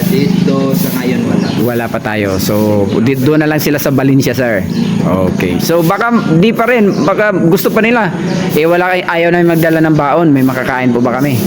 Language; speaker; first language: Filipino; non-native, local second language; Cebuano